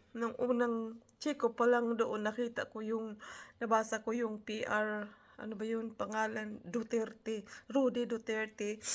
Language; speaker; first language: Filipino; non-native, local second language; Cebuano